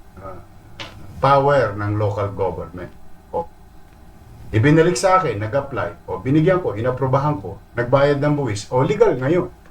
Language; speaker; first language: Filipino; native; Filipino